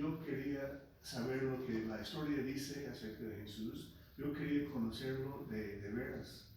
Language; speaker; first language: Spanish; non-native, local second language; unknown